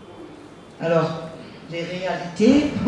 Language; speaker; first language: French; non-native, fluent; German